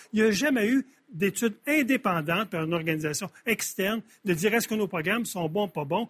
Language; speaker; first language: French; native; French